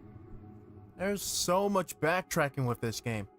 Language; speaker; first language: English; native; English